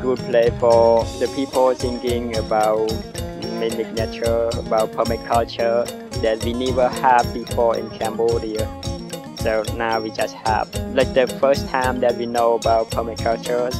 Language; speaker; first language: English; non-native, learner; Khmer